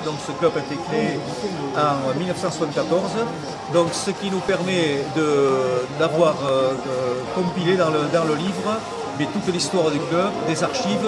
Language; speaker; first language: French; native; French